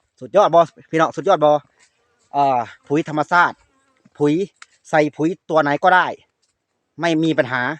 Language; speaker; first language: Thai; non-native, local second language; Lao